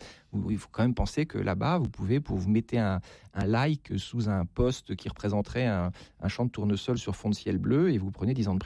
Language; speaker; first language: French; native; French